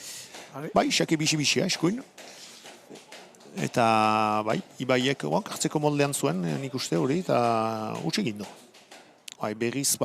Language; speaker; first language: Basque; native; Basque